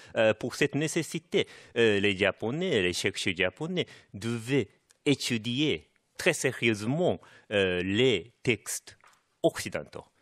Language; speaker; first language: French; non-native, fluent; Japanese